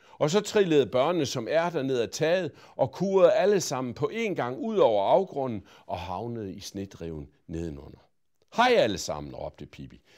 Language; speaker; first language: Danish; native; Danish